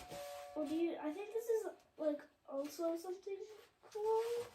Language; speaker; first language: English; native; English